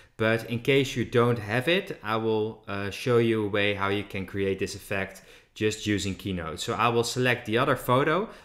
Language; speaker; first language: English; non-native, fluent; Dutch